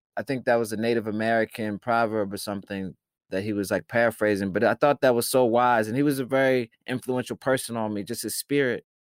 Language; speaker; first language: English; early bilingual, other home language; Shona